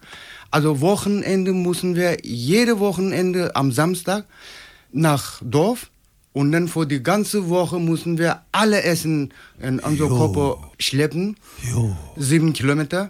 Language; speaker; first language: German; non-native, fluent; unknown